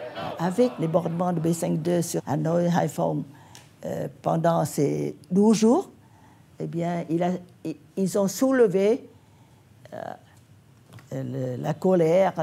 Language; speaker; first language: French; non-native, fluent; Vietnamese